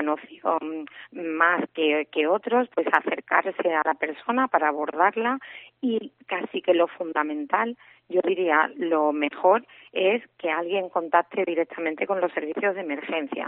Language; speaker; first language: Spanish; native; Spanish